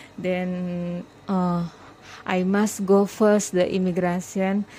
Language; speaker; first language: English; non-native, learner; Indonesian